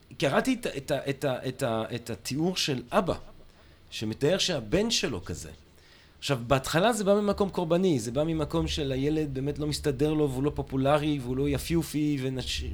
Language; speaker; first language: Hebrew; non-native, fluent; English